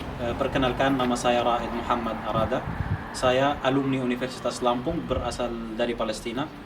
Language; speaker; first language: Indonesian; non-native, fluent; Arabic